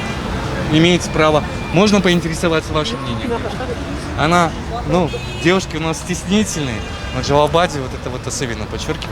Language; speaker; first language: Russian; native; Russian